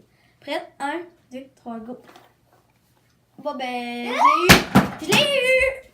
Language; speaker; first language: French; native; French